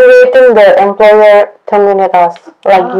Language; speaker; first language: English; non-native, learner; Indonesian